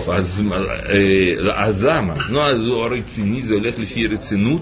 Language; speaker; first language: Hebrew; native; Hebrew